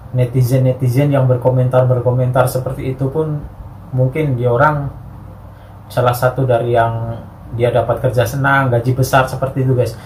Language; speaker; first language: Indonesian; native; Indonesian